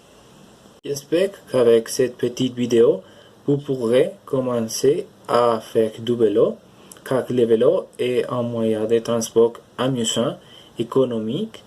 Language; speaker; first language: French; non-native, learner; Spanish